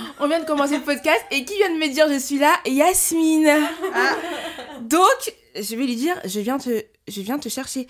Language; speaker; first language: French; early bilingual, other home language; Lingala